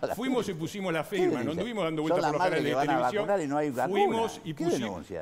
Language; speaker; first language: Spanish; native; Spanish